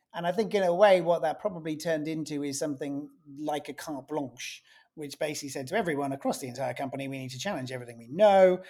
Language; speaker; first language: English; native; English